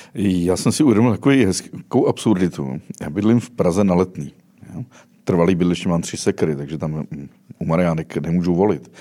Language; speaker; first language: Czech; native; Czech